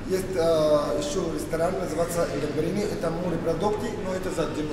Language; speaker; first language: Russian; native; Russian